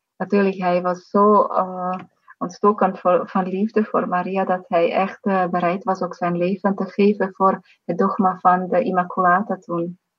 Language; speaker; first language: Dutch; non-native, fluent; Slovak